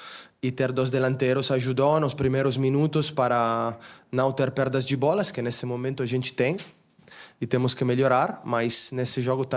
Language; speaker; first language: Portuguese; non-native, fluent; Italian